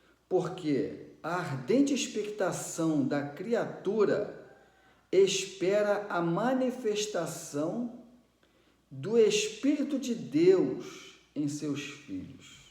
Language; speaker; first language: Portuguese; native; Portuguese